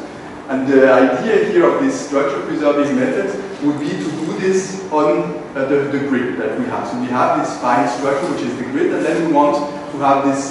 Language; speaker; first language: English; non-native, fluent; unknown